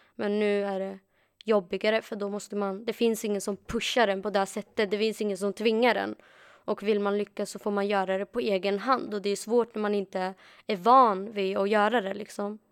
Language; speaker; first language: Swedish; early bilingual, other home language; Arabic